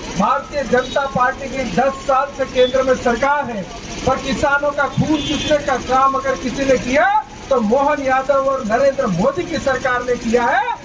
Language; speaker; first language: Hindi; native; Hindi